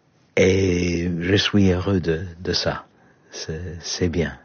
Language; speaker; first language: French; non-native, learner; Polish